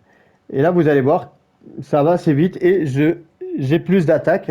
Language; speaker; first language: French; native; French